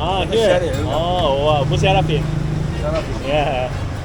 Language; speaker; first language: English; non-native, learner; Korean